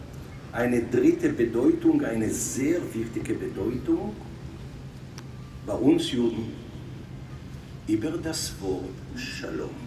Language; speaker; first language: German; non-native, fluent; Hebrew